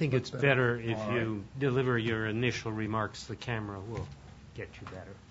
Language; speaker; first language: English; native; English